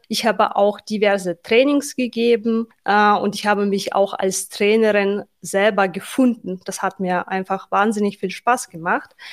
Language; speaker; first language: German; non-native, fluent; Russian